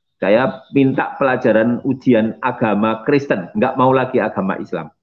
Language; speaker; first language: Indonesian; non-native, local second language; Javanese